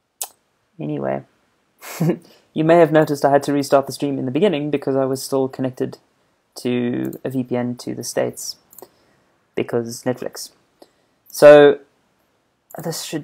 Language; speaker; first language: English; native; English